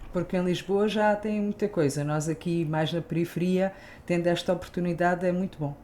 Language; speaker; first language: Portuguese; native; Portuguese